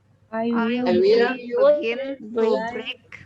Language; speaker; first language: English; non-native, learner; Indonesian